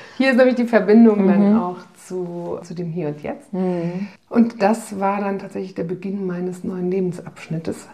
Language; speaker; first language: German; early bilingual, other home language; Polish